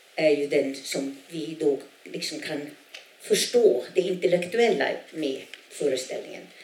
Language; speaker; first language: Swedish; non-native, local second language; Northern Sami